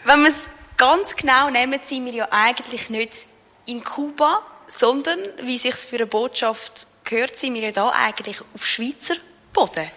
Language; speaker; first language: German; native; German